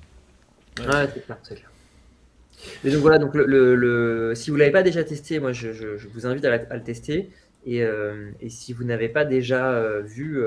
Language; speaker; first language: French; native; French